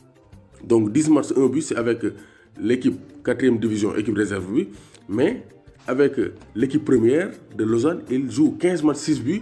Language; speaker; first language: French; non-native, local second language; Wolof